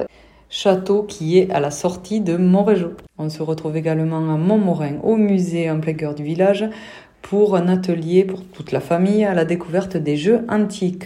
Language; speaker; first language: French; native; French